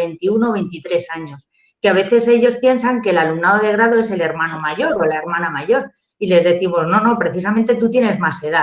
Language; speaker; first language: Spanish; native; Spanish